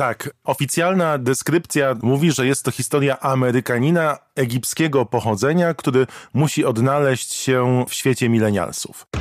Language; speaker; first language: Polish; native; Polish